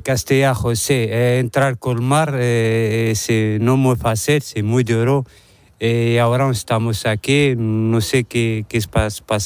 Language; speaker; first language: Spanish; non-native, learner; Arabic